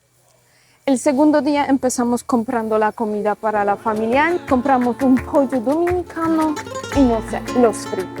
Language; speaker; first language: Spanish; non-native, fluent; Polish